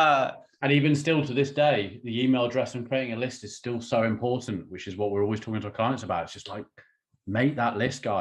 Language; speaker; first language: English; native; English